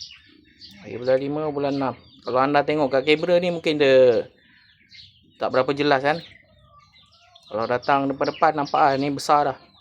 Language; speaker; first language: Malay; native; Malay